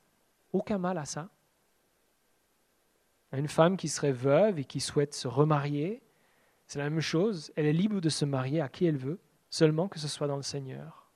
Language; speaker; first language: French; native; French